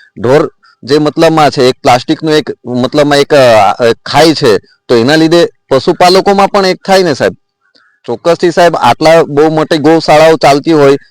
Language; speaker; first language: Gujarati; non-native, local second language; Kukna